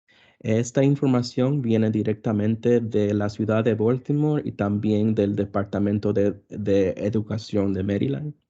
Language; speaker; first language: Spanish; early bilingual, other home language; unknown